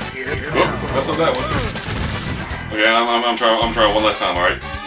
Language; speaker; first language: English; native; English